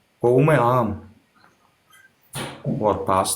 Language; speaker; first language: Russian; non-native, learner; Turkmen